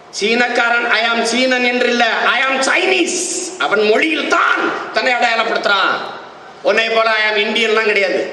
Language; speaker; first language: Tamil; native; Tamil